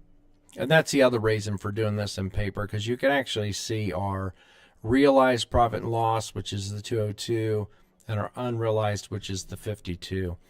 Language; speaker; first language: English; native; English